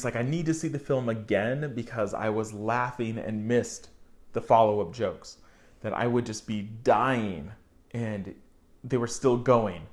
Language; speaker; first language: English; native; English